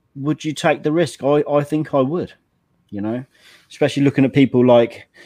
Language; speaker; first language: English; native; English